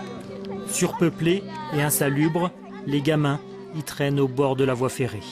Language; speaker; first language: French; native; French